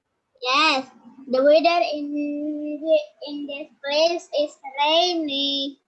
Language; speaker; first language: English; non-native, learner; Indonesian